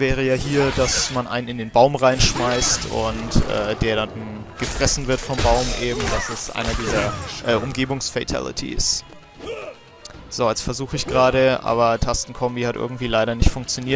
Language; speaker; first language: German; native; German